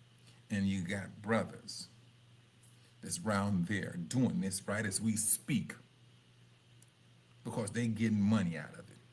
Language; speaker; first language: English; native; English